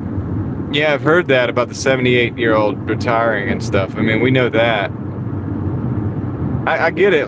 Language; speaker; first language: English; native; English